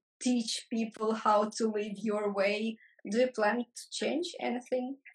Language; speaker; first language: English; non-native, fluent; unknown